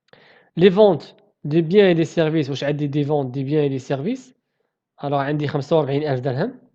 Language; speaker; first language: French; non-native, local second language; Arabic